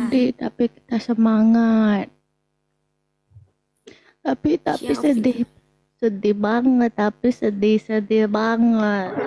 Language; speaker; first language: Indonesian; non-native, learner; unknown